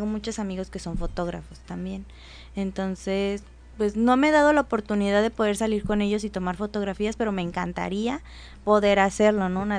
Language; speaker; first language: Spanish; native; Spanish